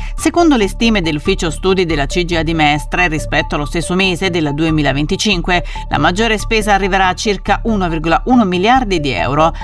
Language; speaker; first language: Italian; native; Italian